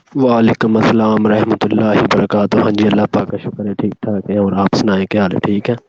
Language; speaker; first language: Urdu; non-native, local second language; Punjabi